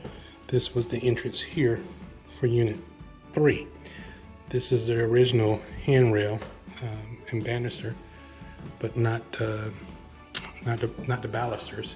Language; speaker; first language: English; native; English